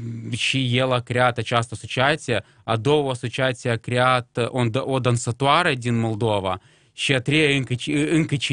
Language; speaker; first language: Romanian; non-native, local second language; Russian